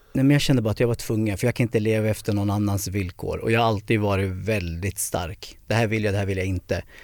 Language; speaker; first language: Swedish; early bilingual, other home language; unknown